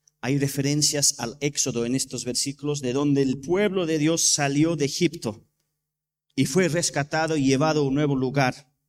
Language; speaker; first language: Spanish; non-native, fluent; English